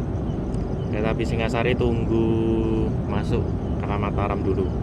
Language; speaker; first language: Indonesian; native; Indonesian